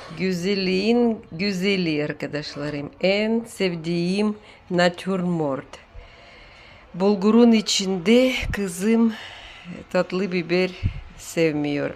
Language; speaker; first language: Turkish; non-native, learner; Russian